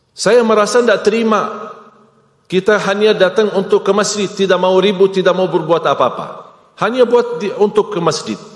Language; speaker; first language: Malay; non-native, fluent; Arabic